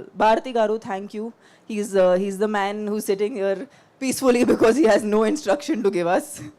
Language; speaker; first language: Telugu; non-native, local second language; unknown